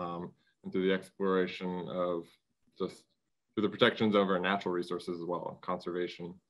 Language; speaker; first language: English; native; English